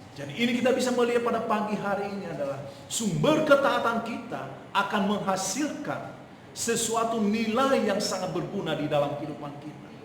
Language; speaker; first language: Indonesian; non-native, local second language; Nias